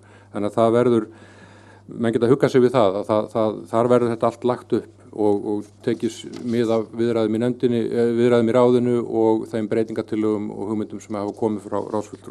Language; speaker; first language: Icelandic; native; Icelandic